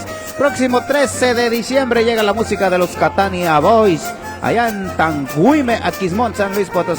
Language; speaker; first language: Spanish; native; Spanish